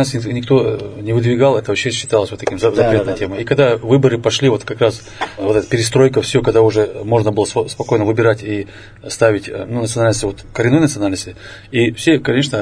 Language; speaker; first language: Russian; non-native, local second language; Chechen